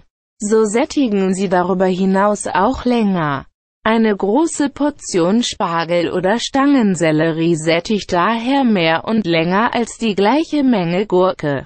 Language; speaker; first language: German; native; German